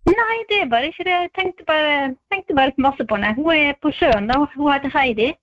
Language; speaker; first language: Norwegian; native; Norwegian